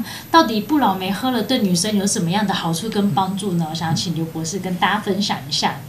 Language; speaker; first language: Chinese; native; Chinese